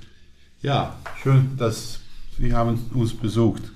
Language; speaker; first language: German; non-native, learner; Hungarian